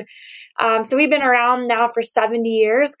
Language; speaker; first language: English; native; English